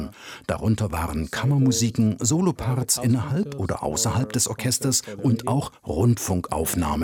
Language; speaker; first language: German; native; German